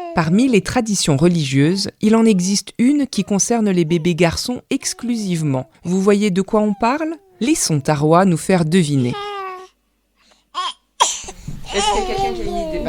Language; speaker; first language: French; native; French